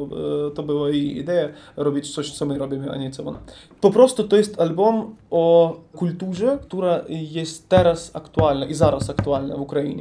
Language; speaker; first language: Polish; non-native, learner; Ukrainian